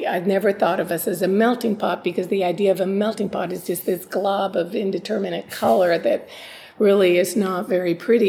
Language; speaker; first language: English; native; English